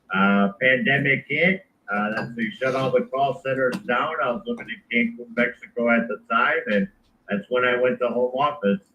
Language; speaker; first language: English; native; English